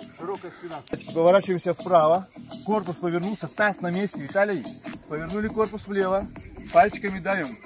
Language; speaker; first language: Russian; native; Russian